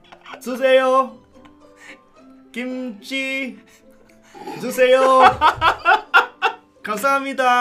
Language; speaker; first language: Korean; non-native, learner; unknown